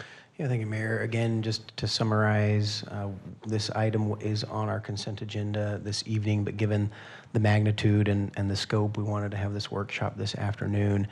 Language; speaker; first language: English; native; English